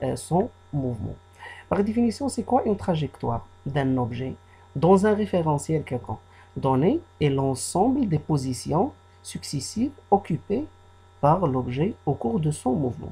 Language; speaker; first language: French; non-native, local second language; Arabic